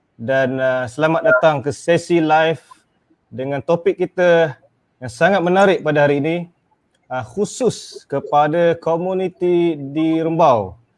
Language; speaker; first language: Malay; native; Malay